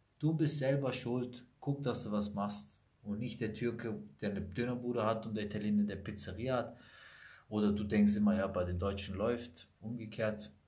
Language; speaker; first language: German; early bilingual, other home language; Italian